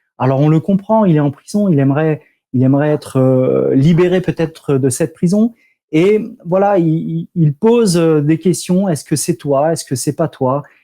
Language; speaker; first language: French; native; French